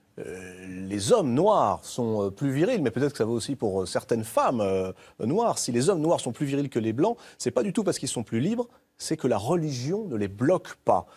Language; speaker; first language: French; native; French